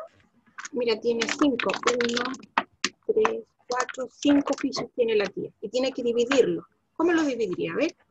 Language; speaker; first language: Spanish; native; Spanish